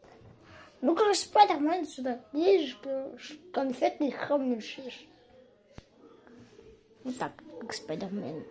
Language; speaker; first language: Russian; early bilingual, heritage; Russian